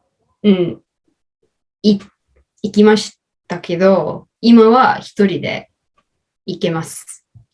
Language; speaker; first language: Japanese; non-native, learner; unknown